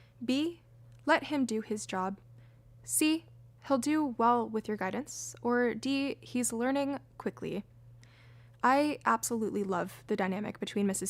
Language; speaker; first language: English; native; English